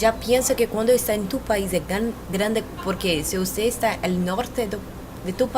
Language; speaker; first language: Spanish; non-native, learner; Portuguese